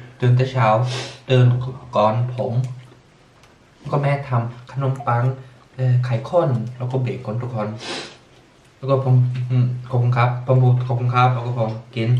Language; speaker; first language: Thai; early bilingual, heritage; Thai